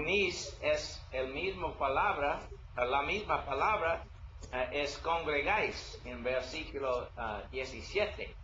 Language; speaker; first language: Spanish; non-native, learner; English